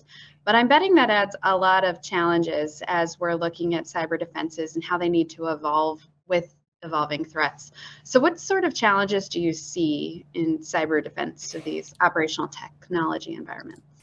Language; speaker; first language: English; native; English